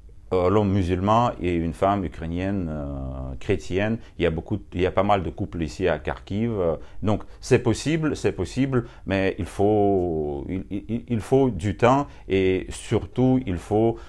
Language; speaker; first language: French; non-native, fluent; Russian